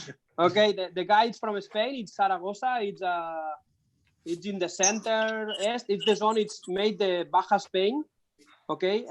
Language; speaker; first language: English; non-native, learner; Spanish